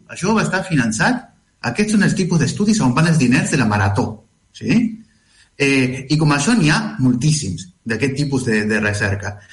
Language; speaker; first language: Catalan; non-native, fluent; Spanish